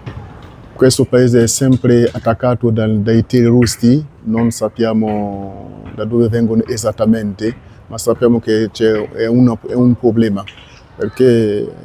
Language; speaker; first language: Italian; non-native, learner; French